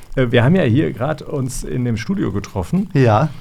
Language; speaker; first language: German; native; German